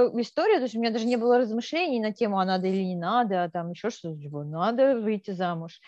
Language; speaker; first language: Russian; native; Russian